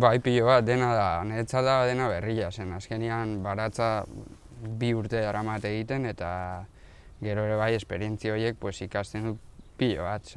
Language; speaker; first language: Basque; non-native, local second language; Spanish